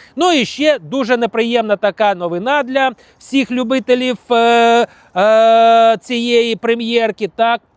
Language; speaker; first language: Ukrainian; non-native, local second language; Russian